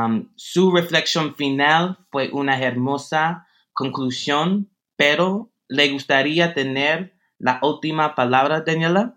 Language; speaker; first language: Spanish; non-native, fluent; English